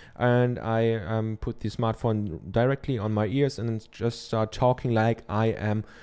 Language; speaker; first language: English; non-native, fluent; German